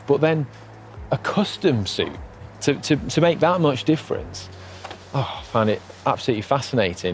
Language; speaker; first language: English; native; English